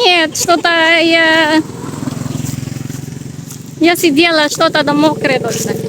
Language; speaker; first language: Russian; non-native, learner; Filipino